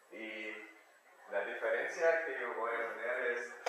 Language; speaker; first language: Spanish; non-native, learner; German